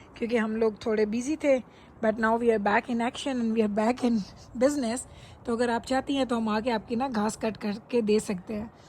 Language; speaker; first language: Urdu; non-native, local second language; Punjabi